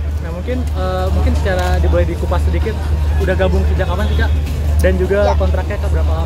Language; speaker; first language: Indonesian; native; Indonesian